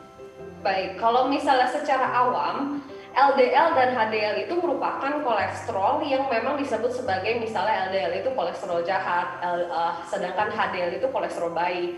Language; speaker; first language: Indonesian; native; Indonesian